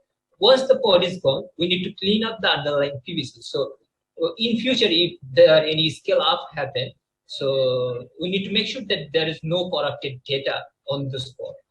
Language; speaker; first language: English; non-native, local second language; Bangla